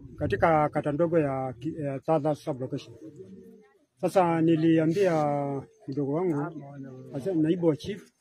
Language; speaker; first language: Swahili; non-native, local second language; Kamba